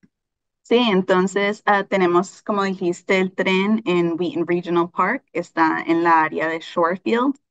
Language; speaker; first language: Spanish; early bilingual, heritage; Spanish